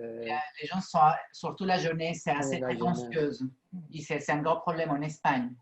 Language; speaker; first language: French; non-native, fluent; Spanish